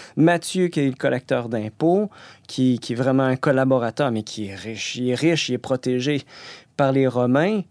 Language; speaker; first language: French; native; French